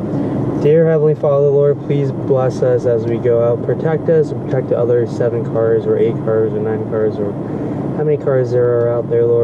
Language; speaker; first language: English; early bilingual, other home language; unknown